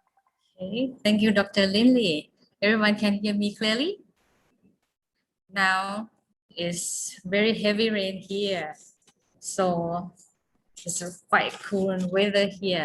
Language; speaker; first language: English; non-native, fluent; Thai